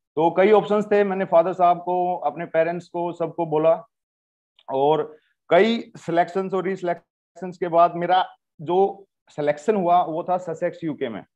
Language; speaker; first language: Hindi; native; Hindi